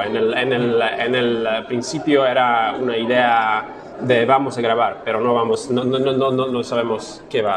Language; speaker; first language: Spanish; non-native, fluent; Slovak